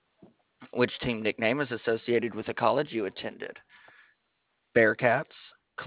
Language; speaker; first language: English; native; English